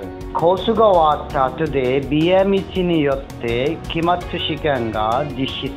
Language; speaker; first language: Japanese; non-native, learner; Bangla